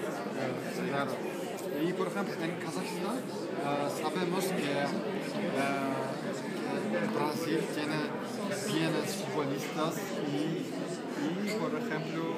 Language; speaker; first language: Spanish; non-native, learner; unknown